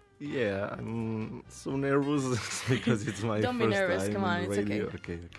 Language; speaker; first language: English; non-native, learner; Spanish